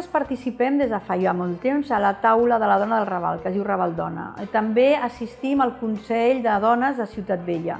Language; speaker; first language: Catalan; native; Catalan